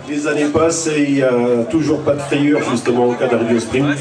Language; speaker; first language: French; native; French